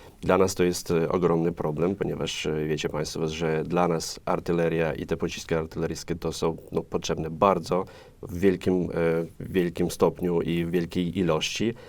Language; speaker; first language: Polish; non-native, fluent; Ukrainian